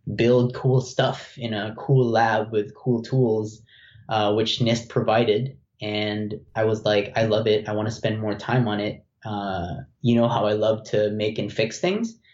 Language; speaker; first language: English; non-native, local second language; Filipino